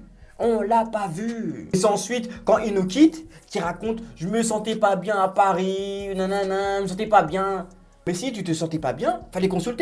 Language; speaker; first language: French; native; French